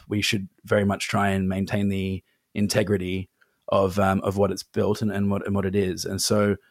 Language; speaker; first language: English; native; English